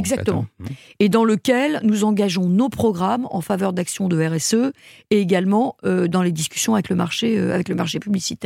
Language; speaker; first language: French; native; French